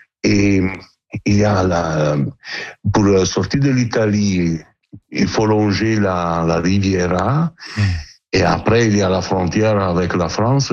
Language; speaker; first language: French; non-native, learner; Italian